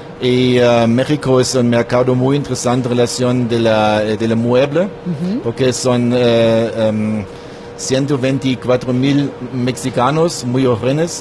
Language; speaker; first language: Spanish; non-native, learner; German